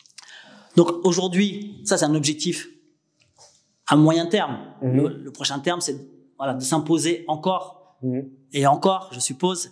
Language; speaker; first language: French; native; French